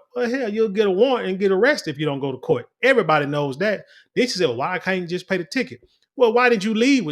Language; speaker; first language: English; native; English